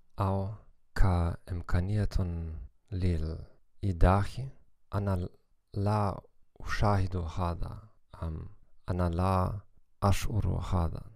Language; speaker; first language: Arabic; non-native, learner; German